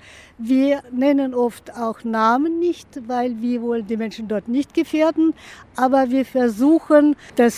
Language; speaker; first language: German; non-native, fluent; Russian